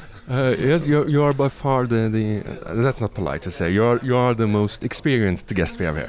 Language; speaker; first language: English; non-native, fluent; Norwegian